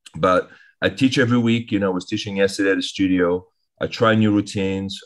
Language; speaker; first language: English; early bilingual, other home language; French